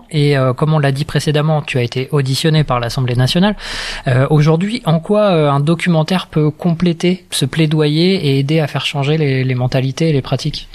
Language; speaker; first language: French; native; French